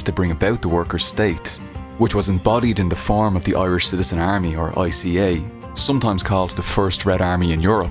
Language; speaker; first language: English; native; English